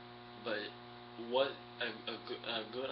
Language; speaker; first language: English; native; English